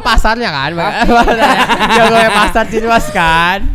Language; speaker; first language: Indonesian; native; Indonesian